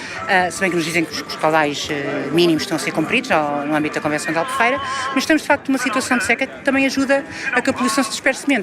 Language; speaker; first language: Portuguese; native; Portuguese